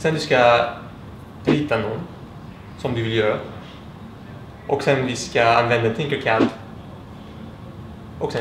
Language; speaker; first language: Swedish; non-native, learner; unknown